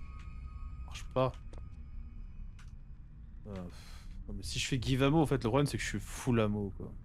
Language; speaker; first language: French; native; French